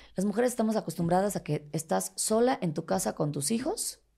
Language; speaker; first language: Spanish; native; Spanish